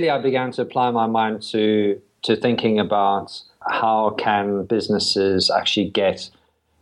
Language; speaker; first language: English; native; English